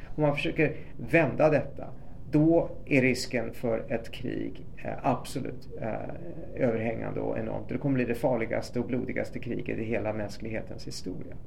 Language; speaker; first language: Swedish; early bilingual, other home language; Persian